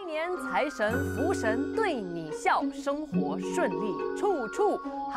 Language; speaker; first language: Chinese; native; Chinese